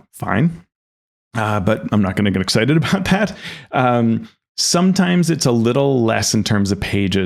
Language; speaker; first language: English; native; English